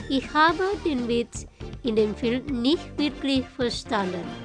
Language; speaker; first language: German; non-native, fluent; Indonesian